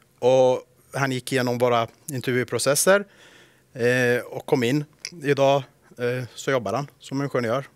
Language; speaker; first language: Swedish; early bilingual, other home language; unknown